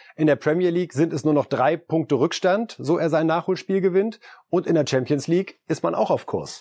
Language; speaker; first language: German; native; German